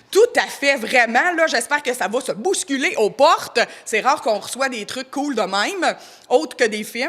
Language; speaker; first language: French; native; French